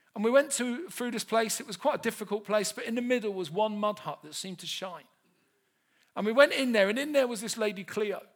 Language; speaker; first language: English; native; English